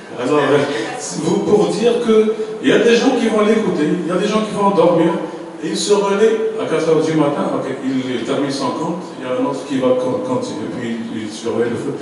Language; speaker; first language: French; non-native, local second language; Arabic